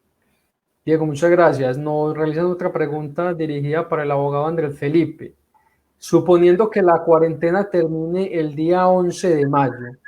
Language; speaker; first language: Spanish; native; Spanish